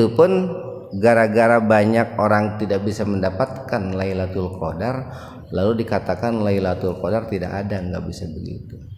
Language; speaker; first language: Indonesian; native; Indonesian